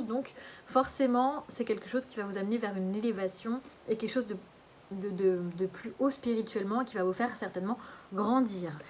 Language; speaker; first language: French; native; French